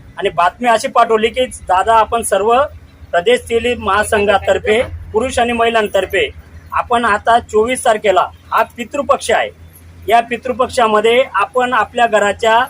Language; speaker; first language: Marathi; native; Marathi